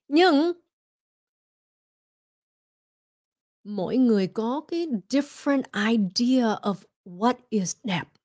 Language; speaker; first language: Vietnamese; early bilingual, heritage; Vietnamese